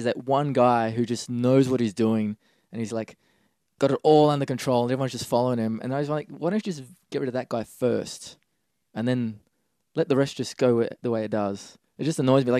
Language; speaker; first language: English; native; English